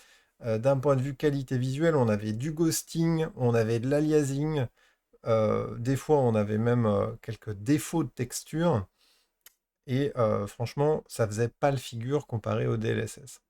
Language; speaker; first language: French; native; French